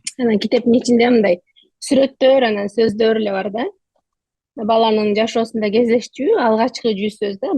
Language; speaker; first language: Kyrgyz; native; Kyrgyz